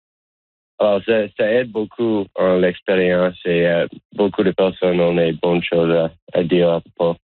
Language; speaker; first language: French; non-native, learner; English